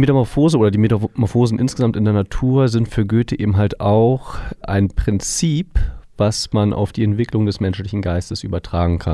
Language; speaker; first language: German; native; German